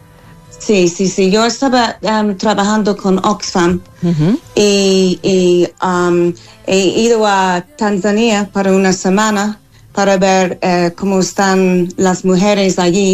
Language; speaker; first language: Spanish; non-native, fluent; English